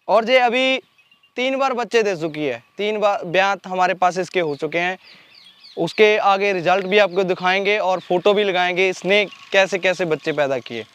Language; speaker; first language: Hindi; non-native, local second language; Punjabi